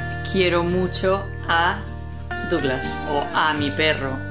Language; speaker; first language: Spanish; native; Spanish